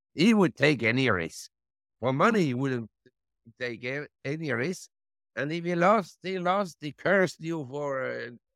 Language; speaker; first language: English; non-native, fluent; German